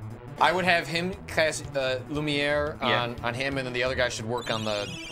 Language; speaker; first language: English; native; English